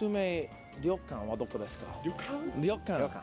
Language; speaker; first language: Japanese; non-native, learner; English